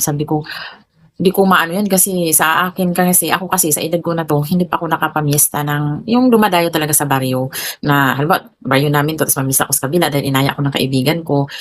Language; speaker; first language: Filipino; non-native, local second language; Cebuano